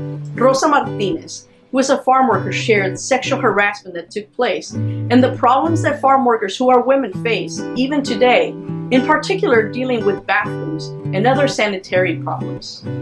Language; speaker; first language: English; non-native, local second language; Spanish